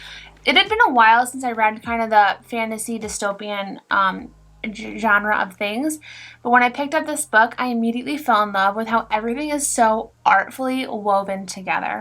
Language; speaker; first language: English; native; English